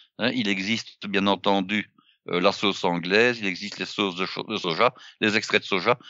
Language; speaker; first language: French; native; French